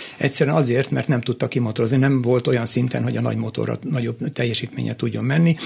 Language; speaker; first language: Hungarian; native; Hungarian